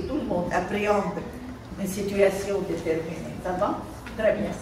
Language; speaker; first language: French; non-native, local second language; Arabic